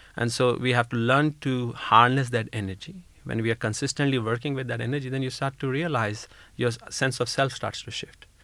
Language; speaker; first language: English; non-native, local second language; Hindi